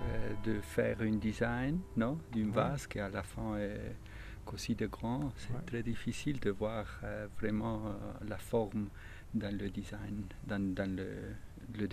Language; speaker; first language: French; non-native, learner; Spanish